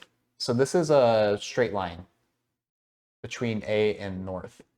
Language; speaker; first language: English; native; English